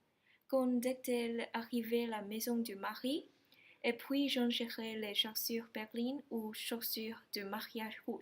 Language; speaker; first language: French; non-native, learner; Chinese